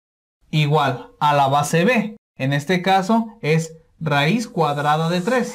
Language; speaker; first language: Spanish; native; Spanish